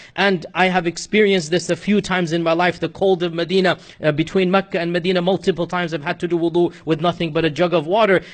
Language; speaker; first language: English; native; English